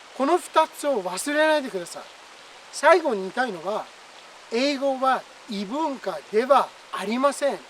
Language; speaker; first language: Japanese; non-native, fluent; Persian